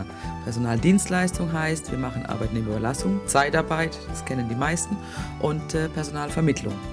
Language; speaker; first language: German; native; German